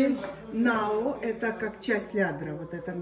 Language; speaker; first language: Russian; native; Russian